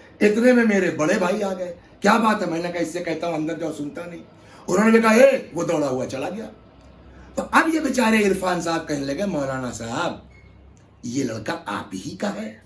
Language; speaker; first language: Urdu; native; Urdu